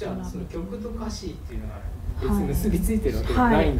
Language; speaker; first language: Japanese; native; Japanese